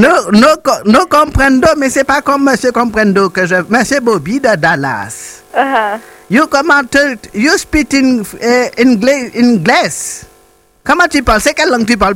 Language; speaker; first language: French; native; French